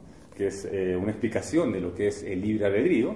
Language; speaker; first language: Spanish; native; Spanish